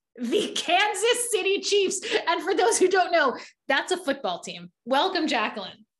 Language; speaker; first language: English; native; English